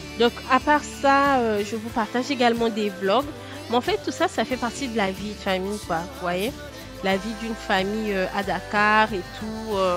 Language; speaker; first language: French; non-native, local second language; Lingala